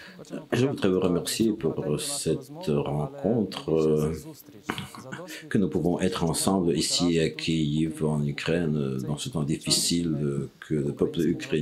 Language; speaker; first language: French; non-native, fluent; Ukrainian